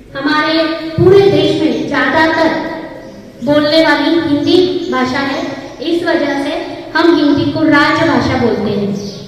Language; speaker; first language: Hindi; non-native, local second language; Marathi